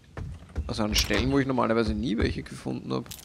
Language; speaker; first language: German; native; German